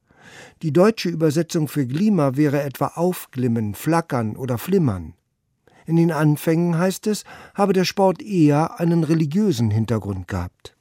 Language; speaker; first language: German; native; German